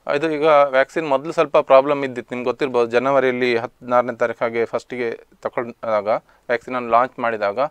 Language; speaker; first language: Kannada; native; Kannada